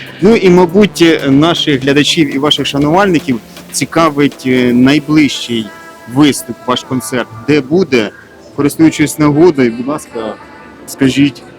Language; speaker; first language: Ukrainian; native; Ukrainian